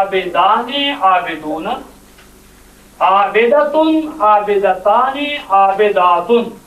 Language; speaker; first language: Arabic; non-native, fluent; Urdu